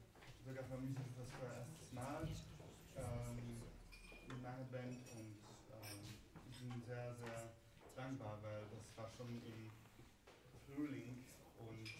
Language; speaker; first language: German; non-native, fluent; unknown